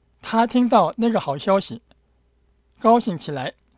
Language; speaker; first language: Chinese; non-native, fluent; Korean